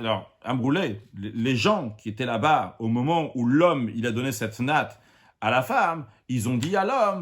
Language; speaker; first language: French; native; French